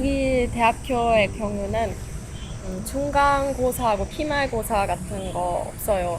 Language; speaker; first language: Korean; non-native, fluent; German